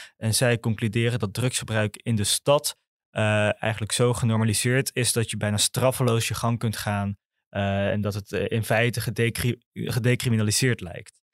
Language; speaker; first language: Dutch; native; Dutch